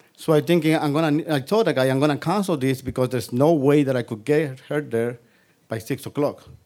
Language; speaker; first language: English; non-native, fluent; Spanish